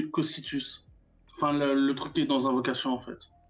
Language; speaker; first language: French; native; French